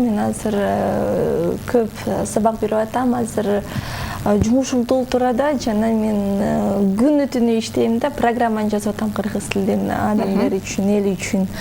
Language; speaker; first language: Kyrgyz; non-native, local second language; Russian